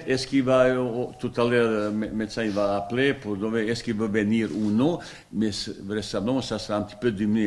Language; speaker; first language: French; non-native, fluent; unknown